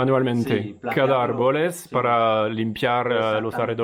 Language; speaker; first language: Spanish; non-native, learner; French